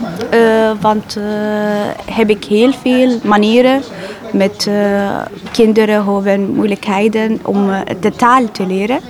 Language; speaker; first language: Dutch; non-native, learner; Arabic